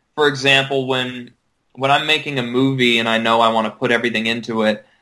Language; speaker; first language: English; native; English